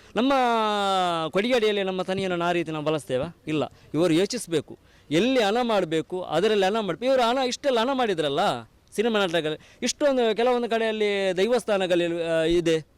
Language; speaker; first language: Kannada; non-native, local second language; Tulu